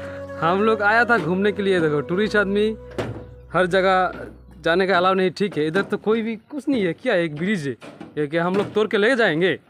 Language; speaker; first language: Hindi; non-native, local second language; Bangla